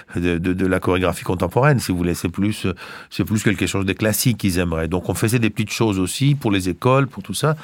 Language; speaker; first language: French; non-native, fluent; Greek